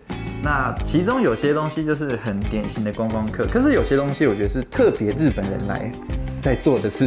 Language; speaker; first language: Chinese; native; Chinese